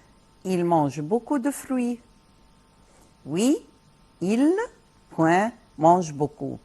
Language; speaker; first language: French; non-native, fluent; Arabic